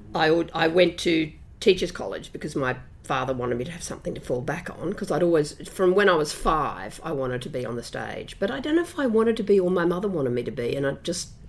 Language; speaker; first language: English; native; English